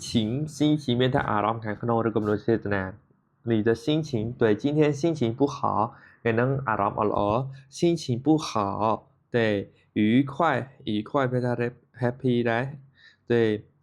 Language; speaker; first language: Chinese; non-native, fluent; Khmer